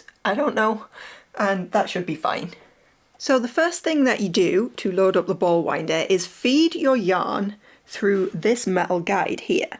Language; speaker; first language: English; native; English